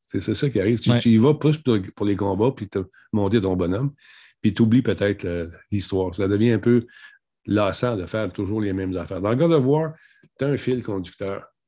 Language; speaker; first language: French; native; French